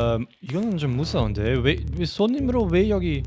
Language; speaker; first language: Korean; non-native, fluent; German